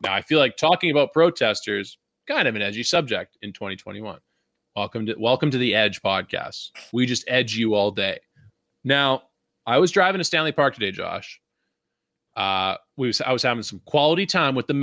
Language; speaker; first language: English; native; English